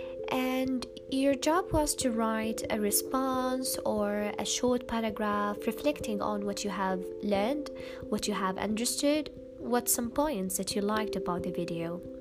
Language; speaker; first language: English; non-native, fluent; Arabic